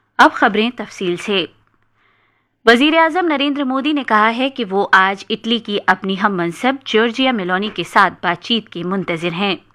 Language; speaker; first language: Urdu; native; Urdu